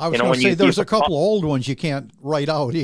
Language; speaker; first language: English; native; English